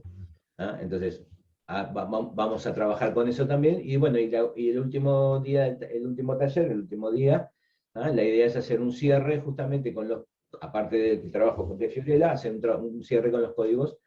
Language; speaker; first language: Spanish; native; Spanish